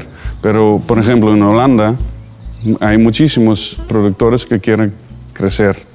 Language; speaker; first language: Spanish; non-native, learner; Dutch